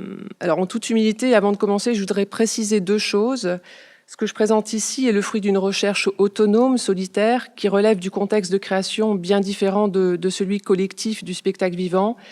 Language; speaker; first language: French; native; French